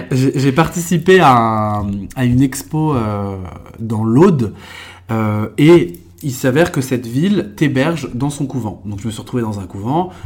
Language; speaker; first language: French; native; French